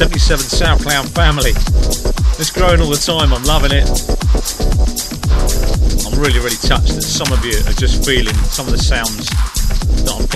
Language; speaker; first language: English; native; English